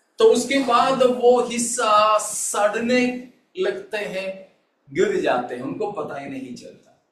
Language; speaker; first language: Hindi; non-native, local second language; Malayalam